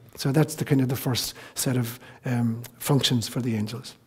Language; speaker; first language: English; native; English